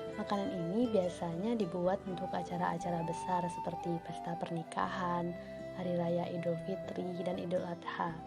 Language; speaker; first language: Indonesian; non-native, local second language; Minangkabau